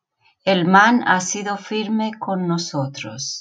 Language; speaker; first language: Spanish; native; Spanish